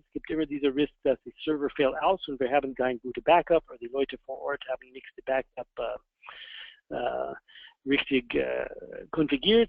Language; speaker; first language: German; non-native, fluent; English